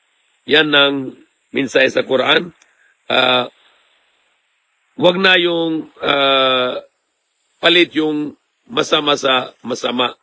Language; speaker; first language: Filipino; non-native, learner; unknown